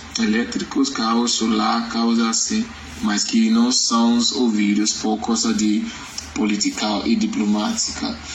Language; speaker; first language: Portuguese; non-native, learner; Yoruba